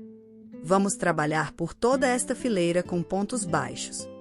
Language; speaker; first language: Portuguese; native; Portuguese